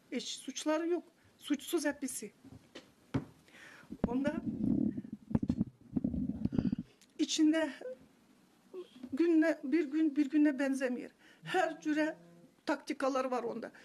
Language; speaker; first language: Turkish; non-native, learner; Kazakh